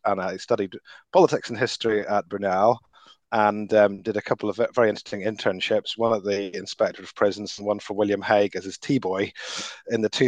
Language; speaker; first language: English; native; English